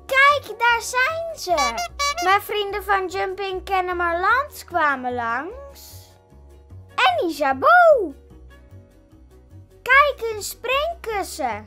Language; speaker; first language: Dutch; native; Dutch